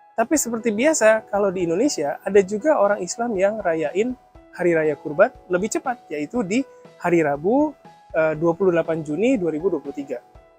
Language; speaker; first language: Indonesian; native; Indonesian